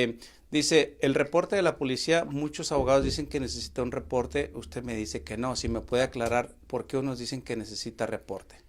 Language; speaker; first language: Spanish; native; Spanish